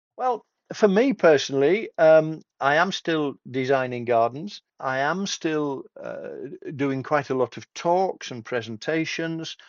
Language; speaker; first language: English; native; English